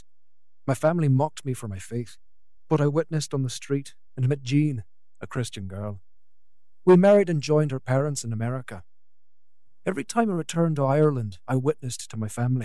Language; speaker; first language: English; native; English